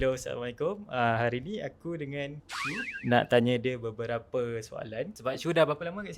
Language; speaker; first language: Malay; native; Malay